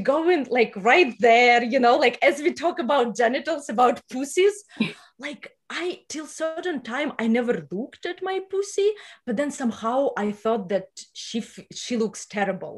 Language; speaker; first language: English; non-native, fluent; Russian